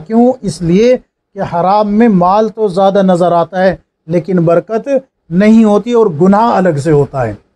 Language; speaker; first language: Urdu; native; Urdu